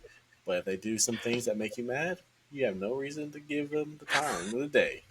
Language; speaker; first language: English; native; English